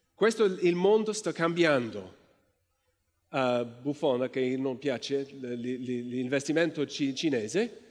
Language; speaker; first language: Italian; non-native, learner; English